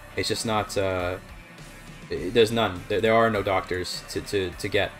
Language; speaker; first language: English; native; English